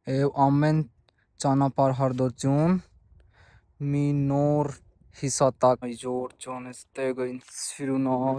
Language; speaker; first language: Armenian; non-native, learner; Hindi